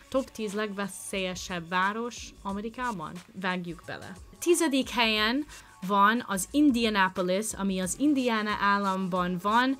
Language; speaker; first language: Hungarian; non-native, fluent; English